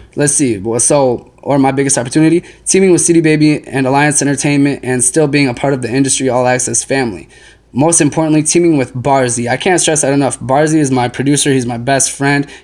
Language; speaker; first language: English; native; English